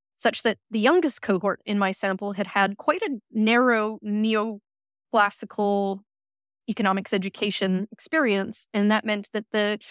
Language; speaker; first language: English; native; English